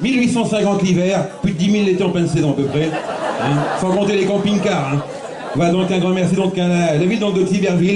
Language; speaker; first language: French; native; French